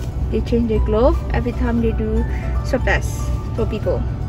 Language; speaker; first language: English; non-native, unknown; Indonesian